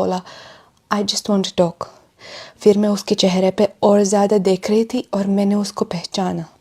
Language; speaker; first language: Hindi; non-native, fluent; Russian